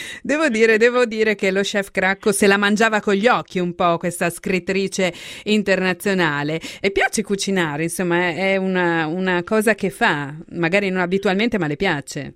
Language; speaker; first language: Italian; native; Italian